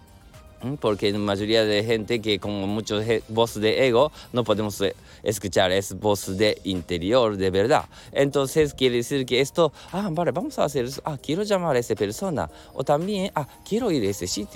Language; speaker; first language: Spanish; non-native, learner; Japanese